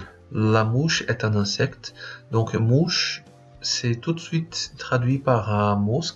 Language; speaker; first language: French; non-native, fluent; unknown